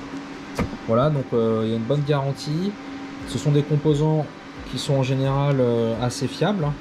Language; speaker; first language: French; native; French